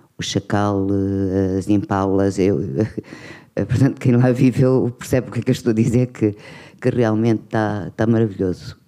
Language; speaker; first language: Portuguese; native; Portuguese